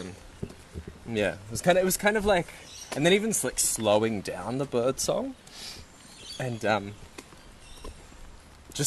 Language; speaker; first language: English; native; English